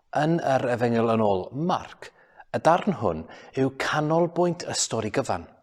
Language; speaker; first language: Welsh; non-native, local second language; English